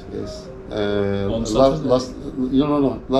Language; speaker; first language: English; non-native, learner; Turkish